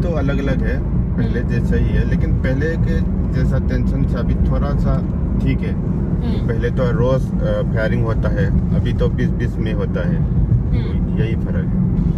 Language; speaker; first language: Hindi; non-native, local second language; Manipuri